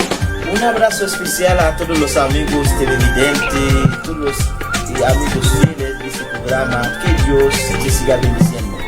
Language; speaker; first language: Spanish; non-native, fluent; Haitian Creole